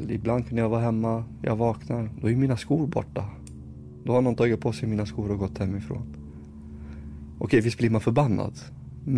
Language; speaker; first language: Swedish; early bilingual, other home language; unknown